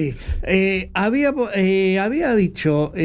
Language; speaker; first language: Spanish; native; Spanish